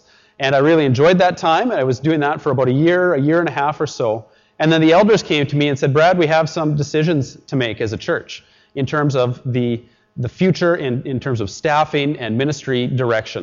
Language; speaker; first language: English; native; English